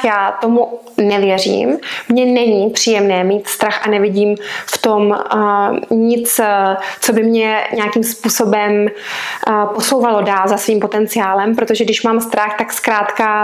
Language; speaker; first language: Czech; native; Czech